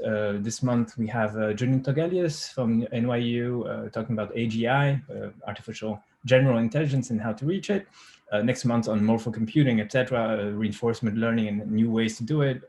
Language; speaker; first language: English; non-native, fluent; French